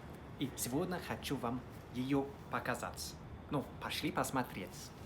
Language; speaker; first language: Russian; non-native, fluent; English